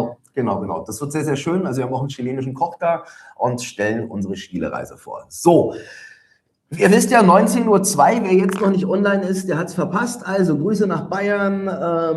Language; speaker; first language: German; native; German